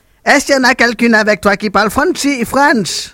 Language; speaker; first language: French; non-native, local second language; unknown